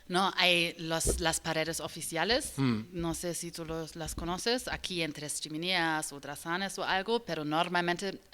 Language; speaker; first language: Spanish; non-native, learner; German